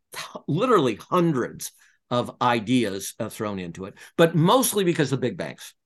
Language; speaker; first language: English; native; English